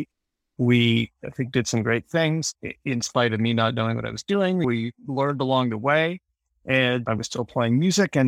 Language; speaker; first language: English; native; English